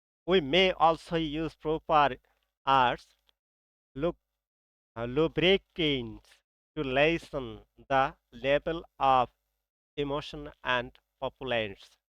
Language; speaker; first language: English; non-native, local second language; Bangla